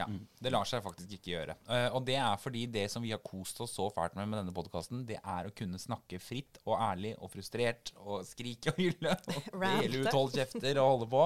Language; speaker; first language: Norwegian; native; Norwegian